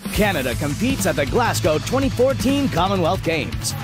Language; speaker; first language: English; early bilingual, other home language; Filipino